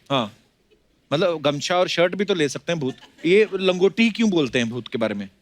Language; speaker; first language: Hindi; non-native, local second language; Punjabi